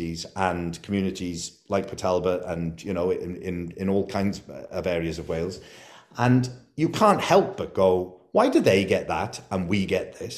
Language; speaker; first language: English; native; English